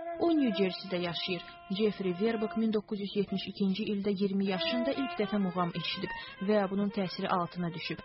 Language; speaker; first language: Azerbaijani; native; Azerbaijani